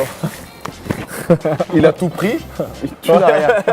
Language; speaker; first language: French; native; French